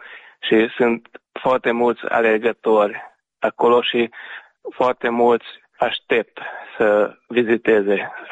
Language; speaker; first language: Romanian; non-native, local second language; Hungarian